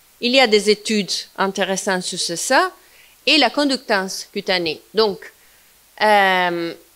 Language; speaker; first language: French; non-native, fluent; Italian